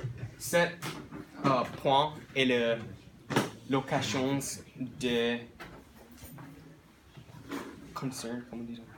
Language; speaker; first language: French; non-native, learner; English